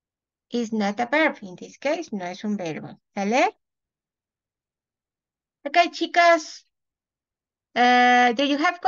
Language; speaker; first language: English; non-native, fluent; Spanish